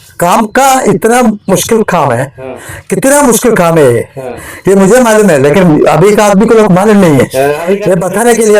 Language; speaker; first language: Hindi; non-native, local second language; Malayalam